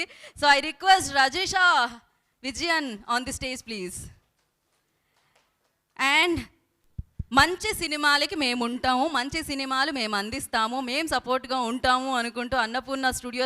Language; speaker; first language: Telugu; native; Telugu